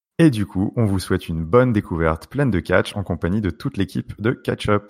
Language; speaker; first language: French; native; French